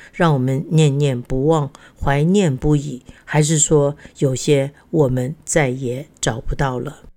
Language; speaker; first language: Chinese; native; Chinese